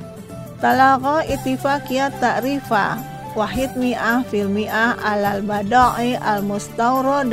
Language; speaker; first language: Arabic; non-native, learner; Indonesian